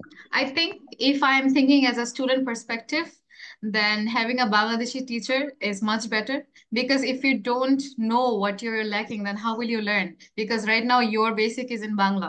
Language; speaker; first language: English; non-native, fluent; Bangla